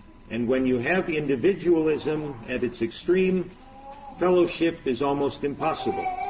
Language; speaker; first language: English; native; English